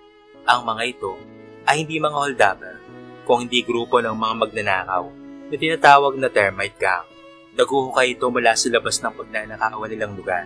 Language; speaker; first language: Filipino; native; Filipino